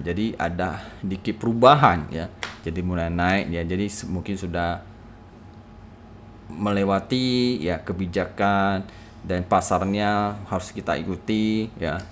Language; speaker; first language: Indonesian; native; Indonesian